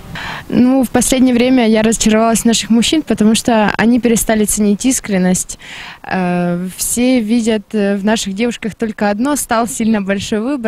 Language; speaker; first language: Russian; non-native, local second language; Ukrainian